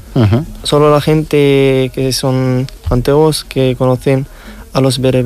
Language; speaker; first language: Spanish; non-native, learner; Riffian